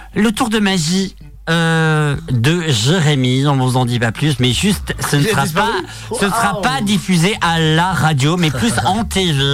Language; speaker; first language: French; native; French